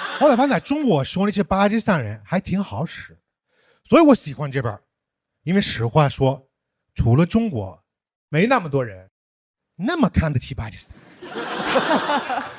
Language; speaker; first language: Chinese; non-native, fluent; English